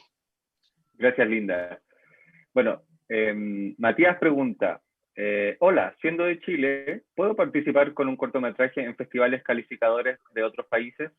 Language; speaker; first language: Spanish; native; Spanish